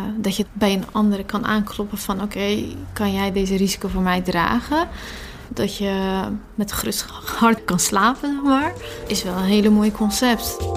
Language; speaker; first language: Dutch; early bilingual, other home language; Persian